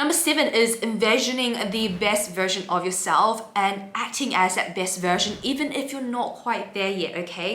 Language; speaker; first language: English; native; English